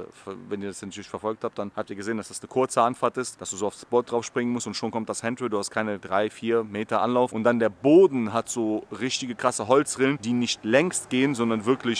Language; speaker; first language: German; native; German